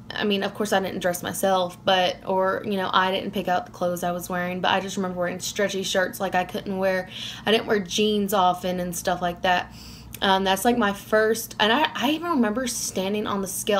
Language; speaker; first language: English; native; English